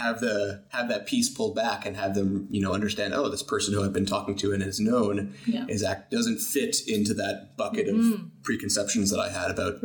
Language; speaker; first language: English; native; English